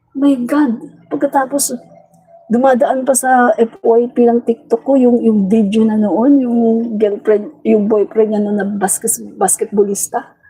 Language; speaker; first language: Filipino; non-native, local second language; Cebuano